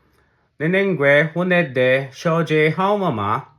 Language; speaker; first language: Chinese; non-native, learner; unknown